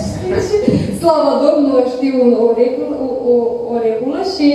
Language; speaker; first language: Romanian; non-native, learner; Russian